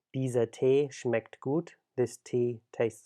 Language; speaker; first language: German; non-native, fluent; English